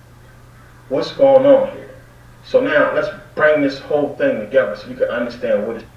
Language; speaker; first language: English; native; English